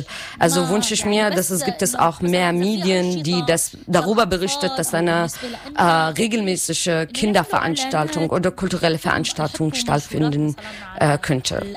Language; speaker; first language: German; non-native, learner; Arabic